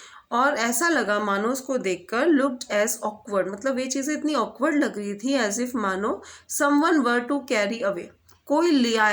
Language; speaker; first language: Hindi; native; Hindi